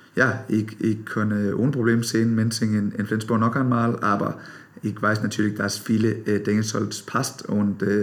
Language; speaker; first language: German; non-native, learner; Danish